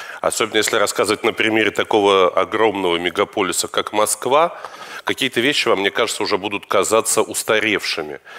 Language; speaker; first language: Russian; native; Russian